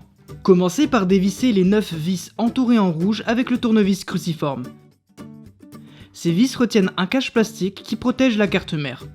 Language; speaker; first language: French; native; French